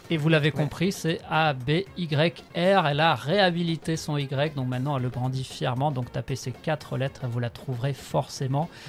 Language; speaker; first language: French; native; French